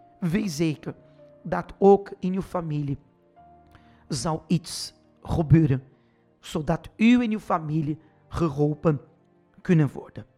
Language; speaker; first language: Dutch; non-native, fluent; Portuguese